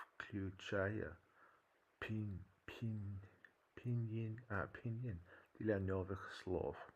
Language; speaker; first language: Russian; non-native, learner; English